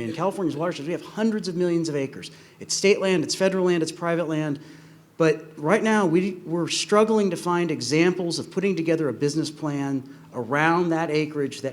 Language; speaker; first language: English; native; English